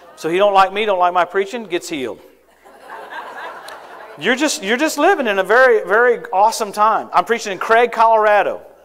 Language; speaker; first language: English; native; English